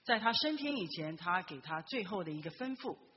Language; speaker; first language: Chinese; native; Chinese